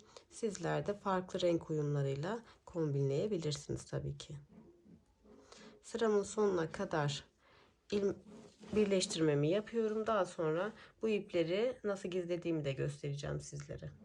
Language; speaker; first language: Turkish; native; Turkish